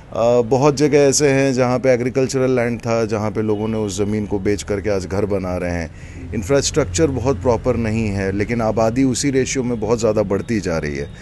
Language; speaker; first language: Hindi; native; Hindi